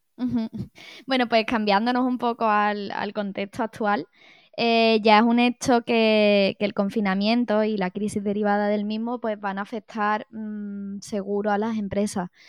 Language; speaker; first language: Spanish; native; Spanish